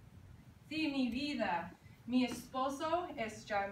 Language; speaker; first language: Spanish; non-native, fluent; English